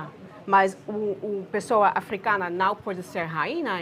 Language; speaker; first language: Portuguese; non-native, learner; Dutch